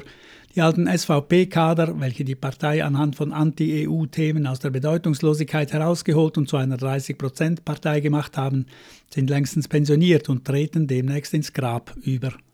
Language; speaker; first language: German; native; German